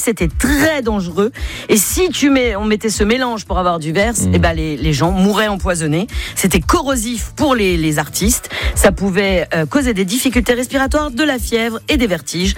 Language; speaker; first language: French; native; French